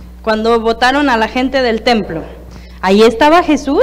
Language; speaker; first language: Spanish; native; Spanish